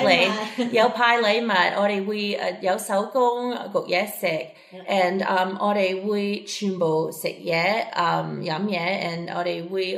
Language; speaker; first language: Cantonese; early bilingual, heritage; Cantonese